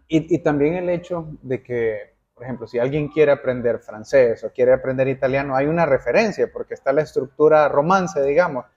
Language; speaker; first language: Spanish; native; Spanish